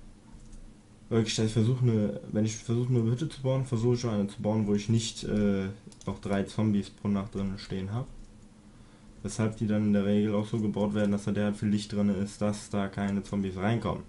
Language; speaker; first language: German; native; German